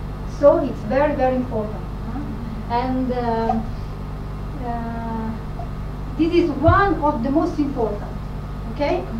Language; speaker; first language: English; non-native, fluent; Italian